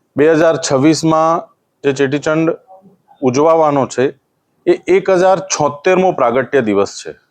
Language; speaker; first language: Gujarati; non-native, local second language; Sindhi